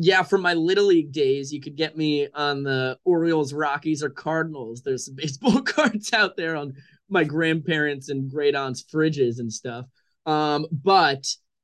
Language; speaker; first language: English; native; English